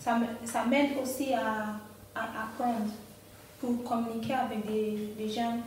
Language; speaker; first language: French; non-native, fluent; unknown